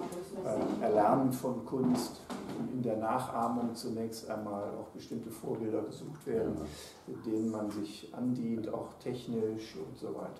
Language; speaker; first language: German; native; German